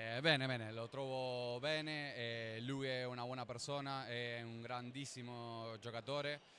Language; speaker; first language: Italian; non-native, learner; Spanish